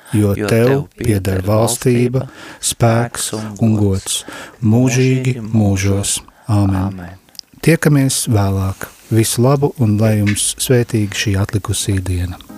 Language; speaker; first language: Latvian; native; Latvian